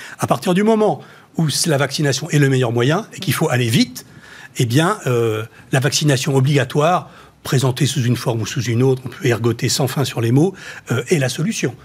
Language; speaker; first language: French; native; French